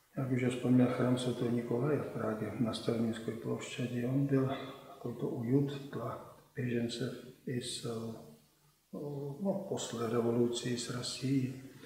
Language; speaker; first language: Russian; non-native, fluent; Czech